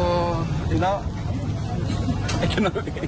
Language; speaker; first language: English; non-native, learner; Malay